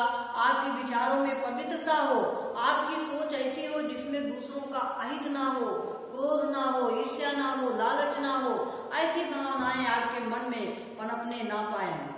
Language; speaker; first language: Hindi; native; Hindi